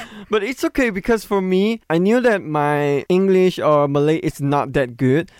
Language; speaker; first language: English; non-native, local second language; Chinese